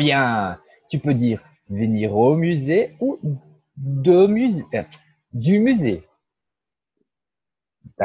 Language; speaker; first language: French; non-native, fluent; Portuguese